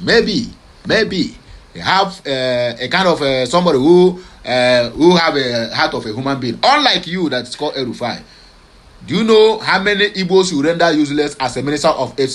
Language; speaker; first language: English; non-native, local second language; Igbo